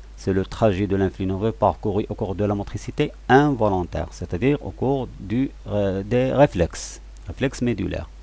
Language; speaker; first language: French; non-native, local second language; Arabic